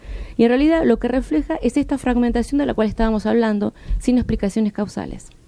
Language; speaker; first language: Spanish; native; Spanish